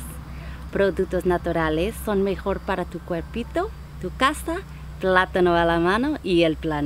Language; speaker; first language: Spanish; non-native, learner; English